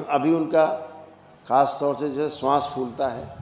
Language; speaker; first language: Hindi; native; Hindi